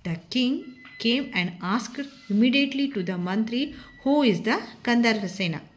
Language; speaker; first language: English; non-native, local second language; Kannada